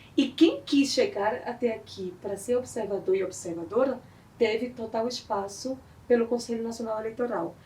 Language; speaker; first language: Portuguese; native; Portuguese